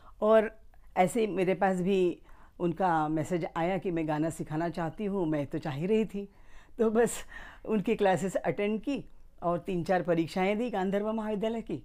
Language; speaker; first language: Hindi; native; Hindi